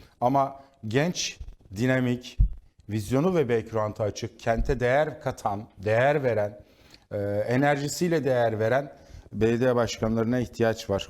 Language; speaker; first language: Turkish; native; Turkish